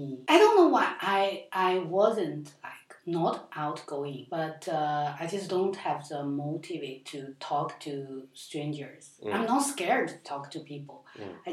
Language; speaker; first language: English; non-native, learner; Chinese